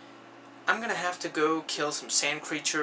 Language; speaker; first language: English; native; English